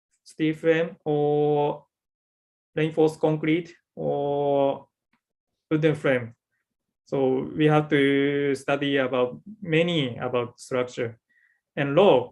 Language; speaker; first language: English; non-native, learner; Japanese